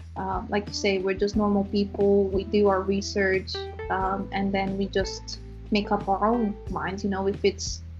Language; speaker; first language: English; non-native, fluent; Romanian